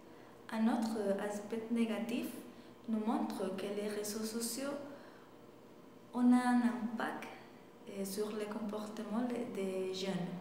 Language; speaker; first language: French; non-native, fluent; Spanish